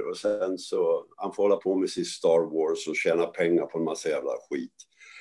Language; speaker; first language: Swedish; native; Swedish